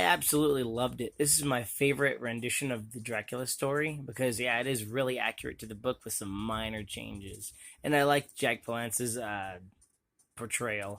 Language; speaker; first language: English; native; English